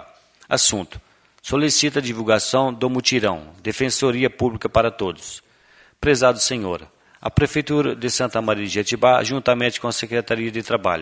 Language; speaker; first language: Portuguese; native; Portuguese